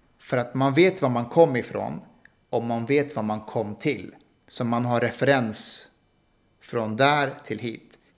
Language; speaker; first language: Swedish; early bilingual, other home language; Persian